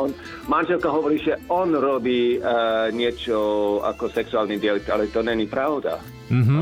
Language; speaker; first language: Slovak; non-native, learner; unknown